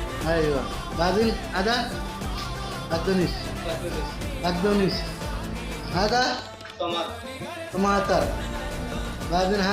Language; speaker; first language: Arabic; non-native, learner; Bangla